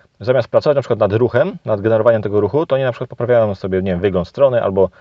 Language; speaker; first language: Polish; native; Polish